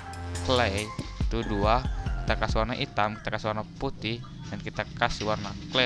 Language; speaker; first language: Indonesian; native; Indonesian